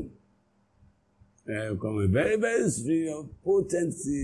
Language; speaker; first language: English; non-native, local second language; Yoruba